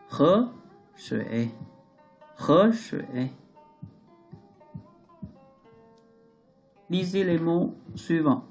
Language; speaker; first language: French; non-native, learner; Chinese